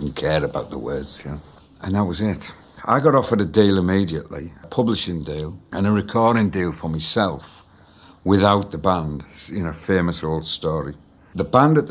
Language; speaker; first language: English; native; English